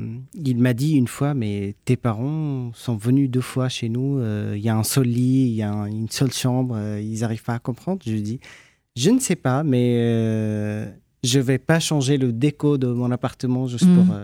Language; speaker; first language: French; non-native, fluent; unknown